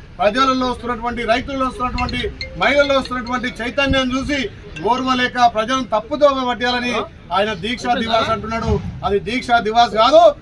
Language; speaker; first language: Telugu; native; Telugu